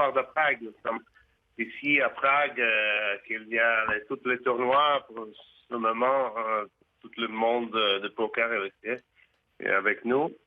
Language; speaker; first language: French; non-native, fluent; Russian